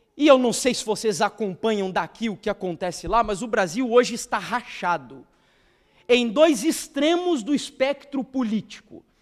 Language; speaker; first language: Portuguese; native; Portuguese